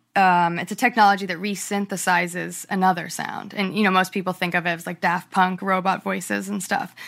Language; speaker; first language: English; native; English